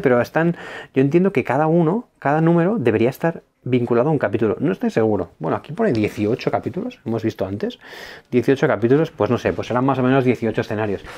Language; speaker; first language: Spanish; native; Spanish